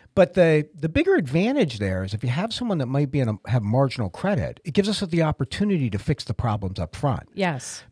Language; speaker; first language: English; native; English